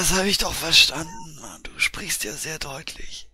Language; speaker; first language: German; native; German